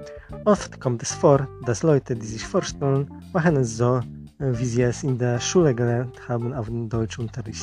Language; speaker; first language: German; non-native, fluent; Polish